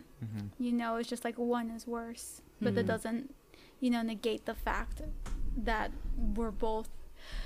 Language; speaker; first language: English; native; English